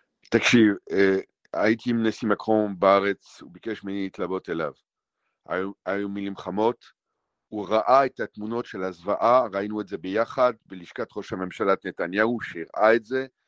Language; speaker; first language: Hebrew; non-native, fluent; French